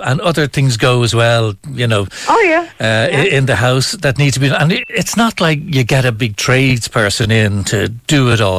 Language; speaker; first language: English; native; English